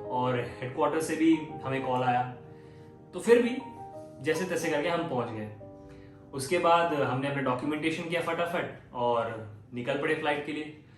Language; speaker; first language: Hindi; non-native, local second language; Nepali